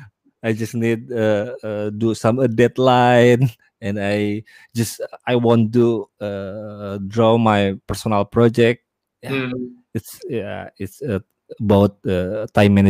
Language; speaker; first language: English; non-native, learner; Indonesian